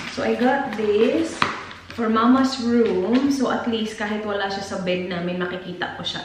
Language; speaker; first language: Filipino; native; Filipino